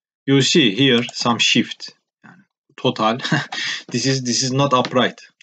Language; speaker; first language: English; non-native, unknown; Turkish